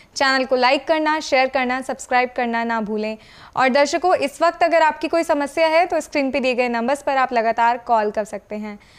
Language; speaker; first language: Hindi; native; Hindi